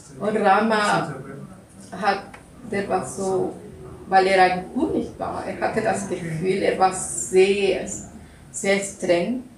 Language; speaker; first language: German; non-native, learner; Russian